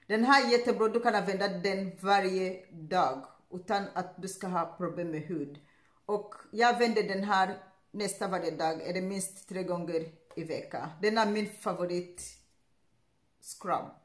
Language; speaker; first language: Swedish; non-native, learner; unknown